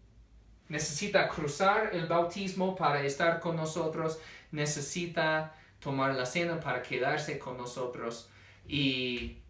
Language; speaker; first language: Spanish; non-native, fluent; English